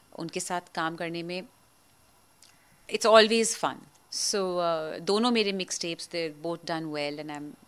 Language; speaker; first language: Hindi; native; Hindi